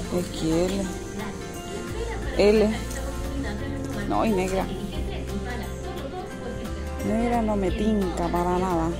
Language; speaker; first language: Spanish; native; Spanish